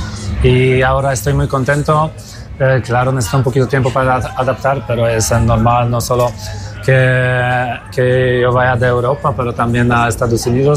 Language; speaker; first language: Spanish; non-native, fluent; Polish